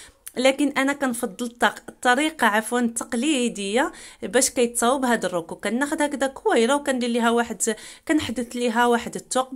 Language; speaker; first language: Arabic; non-native, local second language; Riffian